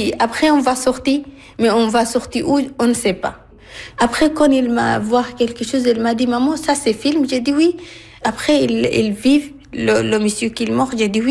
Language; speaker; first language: French; non-native, learner; Arabic